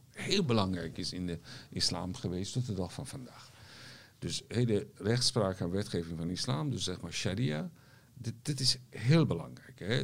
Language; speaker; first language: Dutch; non-native, fluent; Persian